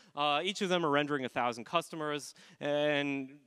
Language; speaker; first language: English; native; English